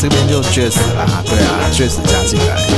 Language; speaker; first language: Chinese; native; Chinese